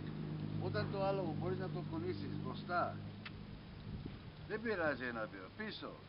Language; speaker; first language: Greek; early bilingual, heritage; Greek